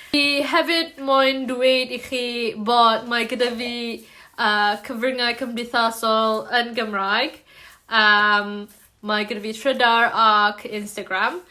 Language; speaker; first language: Welsh; non-native, learner; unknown